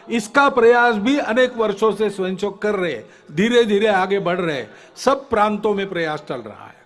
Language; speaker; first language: Hindi; non-native, local second language; Marathi